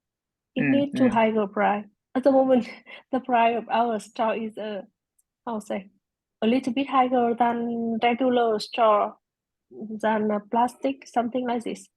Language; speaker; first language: English; non-native, learner; Vietnamese